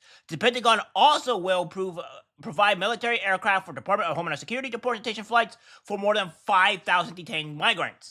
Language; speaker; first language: English; native; English